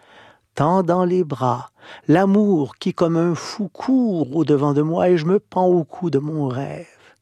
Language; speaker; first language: French; native; French